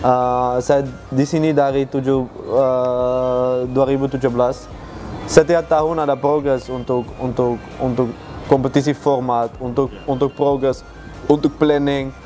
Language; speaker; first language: Indonesian; non-native, fluent; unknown